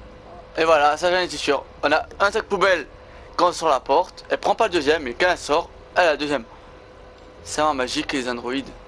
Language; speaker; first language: French; native; French